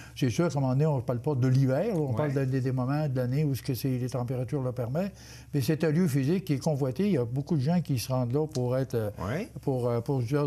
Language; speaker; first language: French; native; French